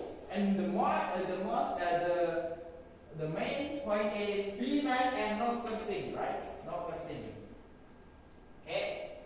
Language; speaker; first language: English; non-native, fluent; Indonesian